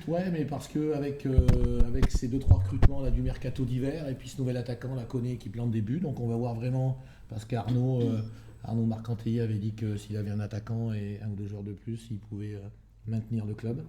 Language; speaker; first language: French; native; French